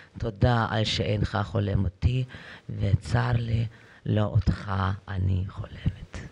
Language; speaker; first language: Hebrew; non-native, fluent; Russian